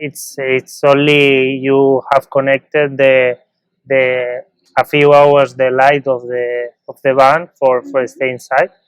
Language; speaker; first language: English; non-native, learner; Spanish